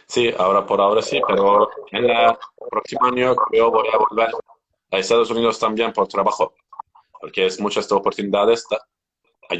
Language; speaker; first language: Spanish; non-native, learner; Turkish